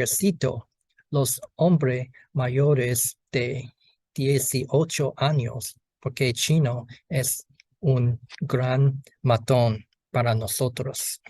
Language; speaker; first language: Spanish; non-native, learner; Chinese